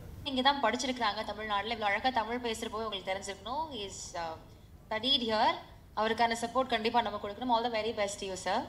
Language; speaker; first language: Tamil; native; Tamil